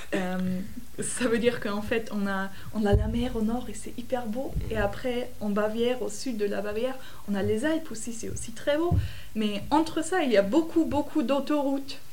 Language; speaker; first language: French; non-native, fluent; German